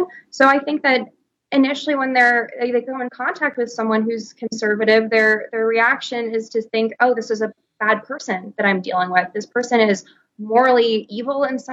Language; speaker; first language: English; native; English